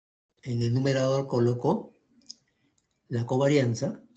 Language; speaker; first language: Spanish; native; Spanish